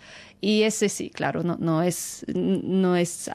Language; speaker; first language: Spanish; non-native, fluent; English